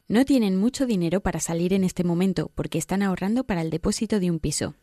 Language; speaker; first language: Spanish; native; Spanish